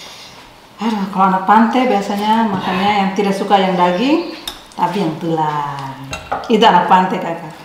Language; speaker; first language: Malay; non-native, local second language; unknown